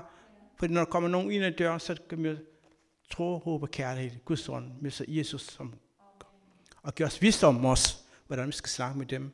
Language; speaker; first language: Danish; non-native, learner; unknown